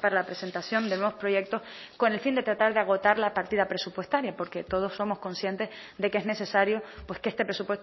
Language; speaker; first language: Spanish; native; Spanish